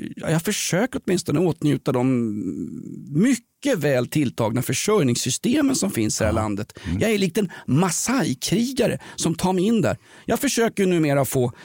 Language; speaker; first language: Swedish; native; Swedish